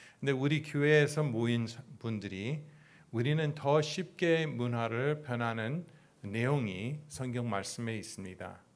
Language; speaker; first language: Korean; non-native, fluent; English